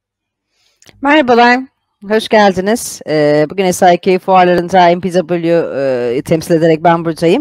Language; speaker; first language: Turkish; native; Turkish